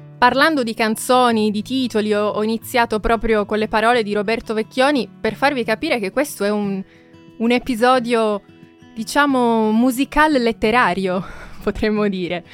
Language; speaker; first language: Italian; native; Italian